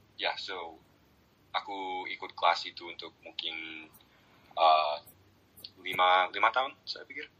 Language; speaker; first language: Indonesian; non-native, learner; English